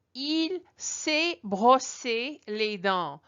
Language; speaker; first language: French; non-native, fluent; English